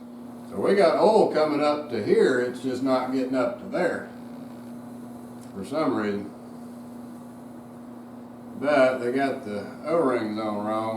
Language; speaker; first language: English; native; English